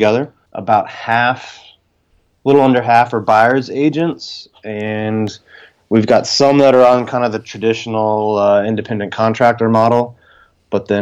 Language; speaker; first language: English; native; English